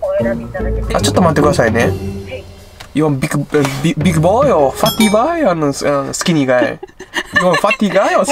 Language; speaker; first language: Japanese; native; Japanese